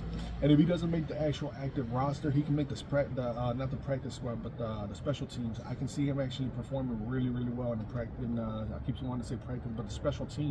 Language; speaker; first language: English; native; English